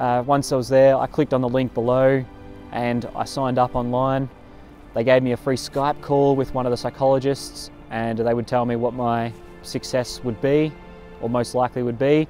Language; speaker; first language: English; native; English